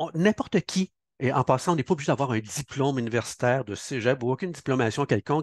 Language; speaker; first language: French; native; French